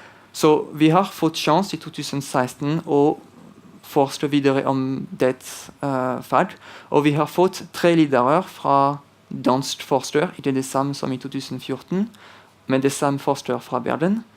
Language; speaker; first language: Norwegian; non-native, fluent; French